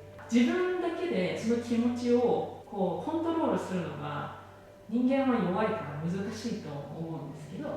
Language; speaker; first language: Japanese; native; Japanese